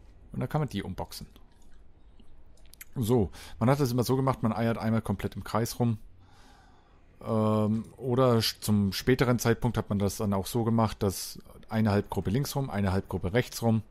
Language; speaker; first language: German; native; German